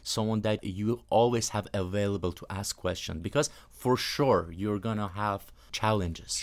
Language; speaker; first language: English; non-native, fluent; Persian